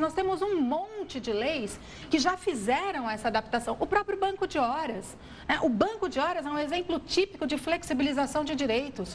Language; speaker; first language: Portuguese; native; Portuguese